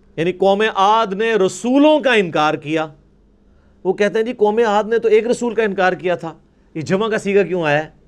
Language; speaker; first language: Urdu; non-native, local second language; Punjabi